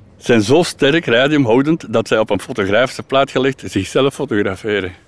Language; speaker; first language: Dutch; native; Dutch